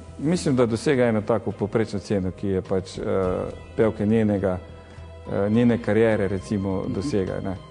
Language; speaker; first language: Slovenian; native; Slovenian